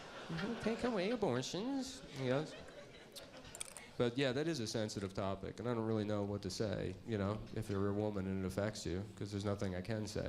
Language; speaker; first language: English; native; English